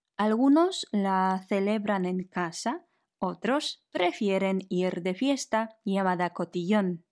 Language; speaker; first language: Spanish; non-native, fluent; Polish